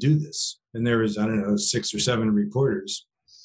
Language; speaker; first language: English; native; English